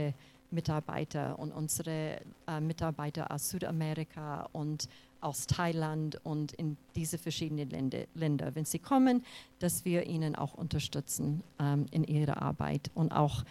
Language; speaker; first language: German; non-native, fluent; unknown